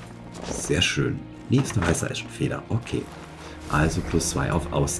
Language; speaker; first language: German; native; German